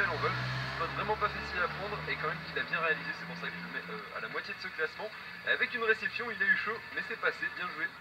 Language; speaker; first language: French; native; French